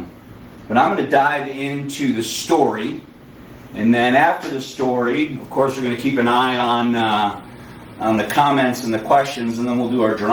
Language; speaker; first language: English; native; English